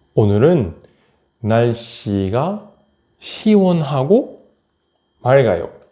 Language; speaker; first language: Korean; non-native, fluent; French